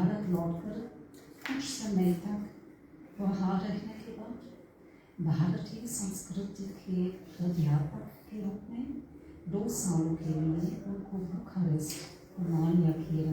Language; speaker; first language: Hindi; non-native, fluent; German